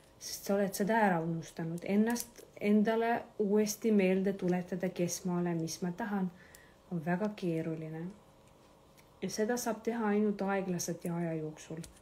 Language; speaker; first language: Estonian; non-native, local second language; Russian